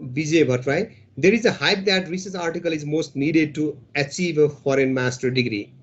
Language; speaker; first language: English; non-native, local second language; Nepali